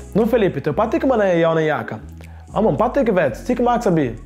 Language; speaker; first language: Latvian; non-native, learner; Portuguese